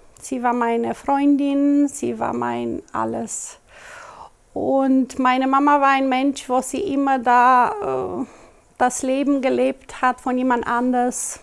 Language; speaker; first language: German; non-native, local second language; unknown